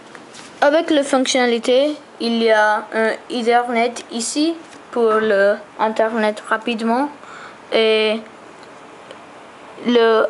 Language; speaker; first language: French; non-native, learner; English